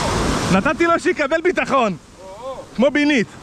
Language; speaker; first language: Hebrew; native; Hebrew